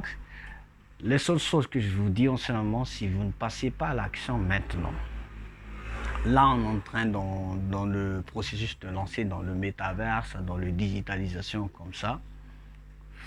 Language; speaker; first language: French; non-native, local second language; Malagasy